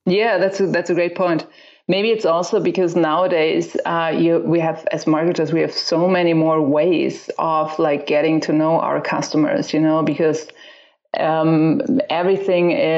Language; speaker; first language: English; non-native, fluent; German